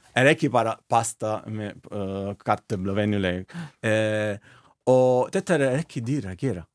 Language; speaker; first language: Icelandic; non-native, learner; Italian